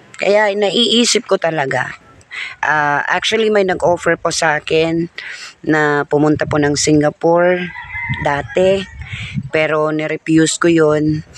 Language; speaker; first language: Filipino; non-native, local second language; Waray